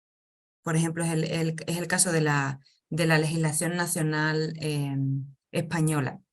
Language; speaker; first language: Spanish; native; Spanish